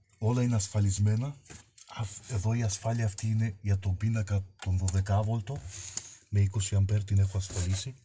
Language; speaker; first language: Greek; early bilingual, heritage; Greek